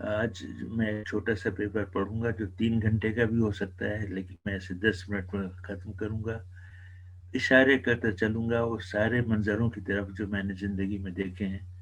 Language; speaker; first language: Urdu; native; Urdu